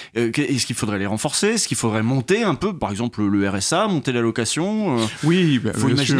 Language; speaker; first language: French; native; French